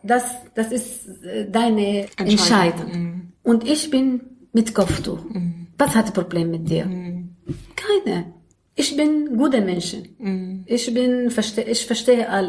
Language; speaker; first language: German; non-native, learner; Arabic